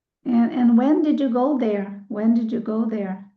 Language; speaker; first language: English; non-native, fluent; Portuguese